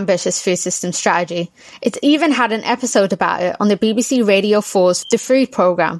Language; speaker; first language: English; native; English